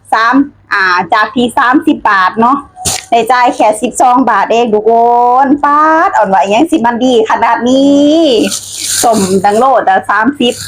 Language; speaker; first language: Thai; non-native, local second language; Lao